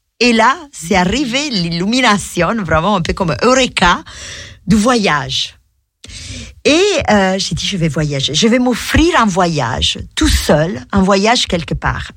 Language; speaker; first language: French; non-native, fluent; Italian